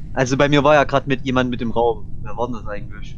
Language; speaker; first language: German; native; German